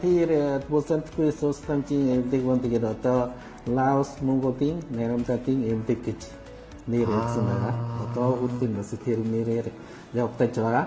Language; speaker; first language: Mongolian; non-native, fluent; Lao